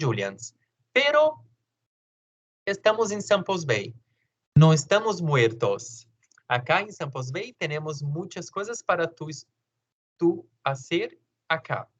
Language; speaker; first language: Spanish; non-native, learner; Portuguese